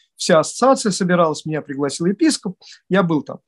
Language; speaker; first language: Russian; native; Russian